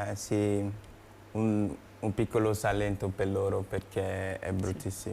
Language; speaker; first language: Italian; non-native, learner; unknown